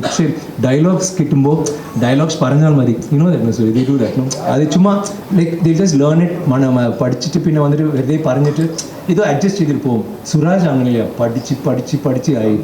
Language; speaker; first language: Malayalam; non-native, learner; Tamil